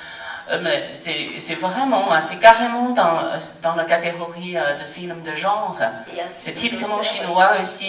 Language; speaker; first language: French; non-native, fluent; Chinese